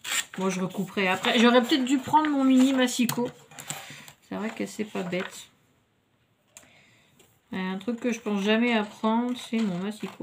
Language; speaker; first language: French; native; French